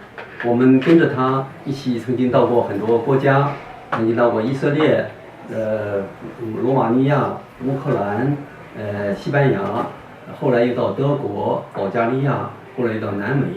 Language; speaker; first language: Chinese; native; Chinese